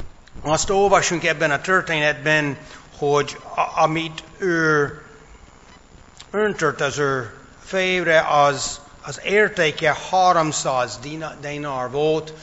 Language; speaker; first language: Hungarian; non-native, fluent; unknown